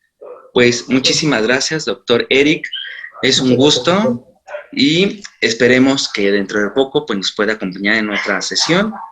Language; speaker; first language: Spanish; native; Spanish